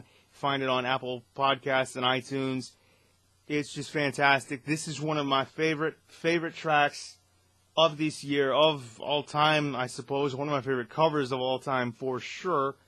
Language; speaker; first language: English; native; English